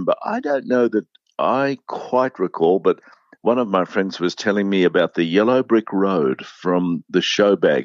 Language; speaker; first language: English; native; English